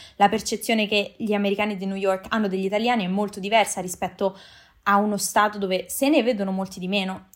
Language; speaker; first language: Italian; native; Italian